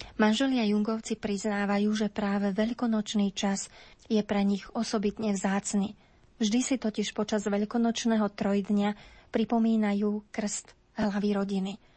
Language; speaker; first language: Slovak; native; Slovak